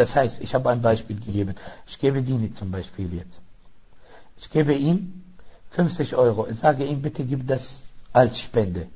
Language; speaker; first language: German; non-native, fluent; Arabic